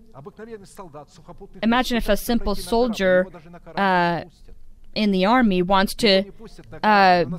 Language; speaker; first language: English; non-native, fluent; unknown